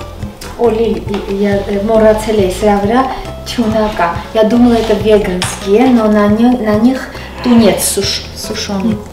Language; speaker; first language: Russian; non-native, fluent; Armenian